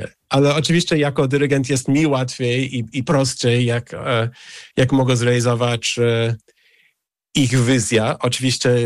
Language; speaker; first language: Polish; non-native, fluent; English